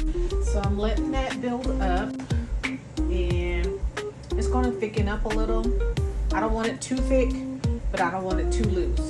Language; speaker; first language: English; native; English